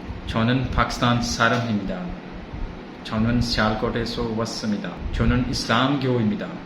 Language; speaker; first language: Korean; non-native, fluent; Urdu